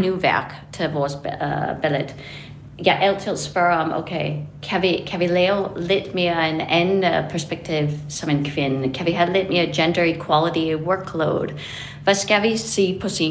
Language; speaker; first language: Danish; non-native, fluent; English